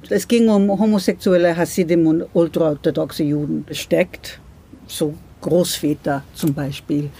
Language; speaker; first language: German; non-native, fluent; English